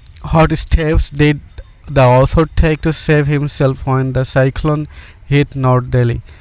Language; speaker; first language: English; non-native, local second language; Bangla